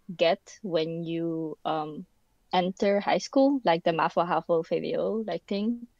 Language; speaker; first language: English; non-native, fluent; Dutch